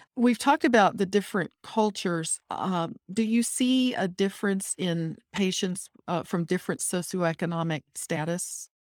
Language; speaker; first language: English; native; English